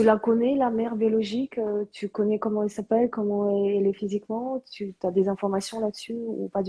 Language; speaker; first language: French; early bilingual, other home language; Korean